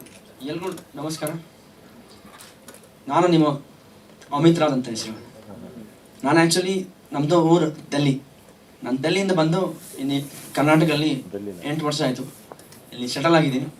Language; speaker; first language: Kannada; non-native, learner; Hindi